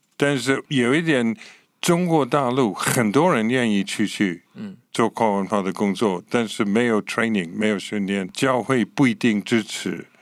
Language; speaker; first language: Chinese; non-native, fluent; English